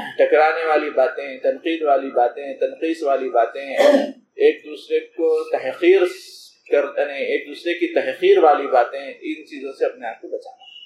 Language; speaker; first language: Urdu; native; Urdu